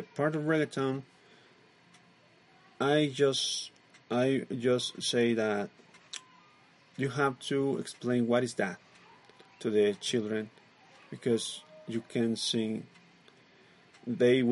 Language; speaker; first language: English; non-native, learner; Spanish